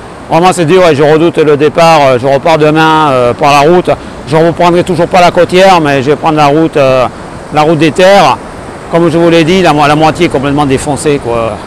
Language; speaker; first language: French; native; French